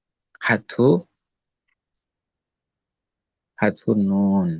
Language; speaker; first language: Arabic; non-native, fluent; Indonesian